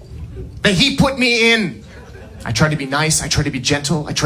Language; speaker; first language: English; native; English